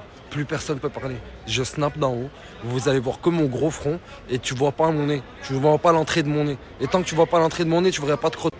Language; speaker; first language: French; native; French